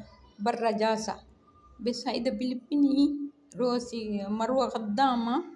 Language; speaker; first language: Arabic; non-native, learner; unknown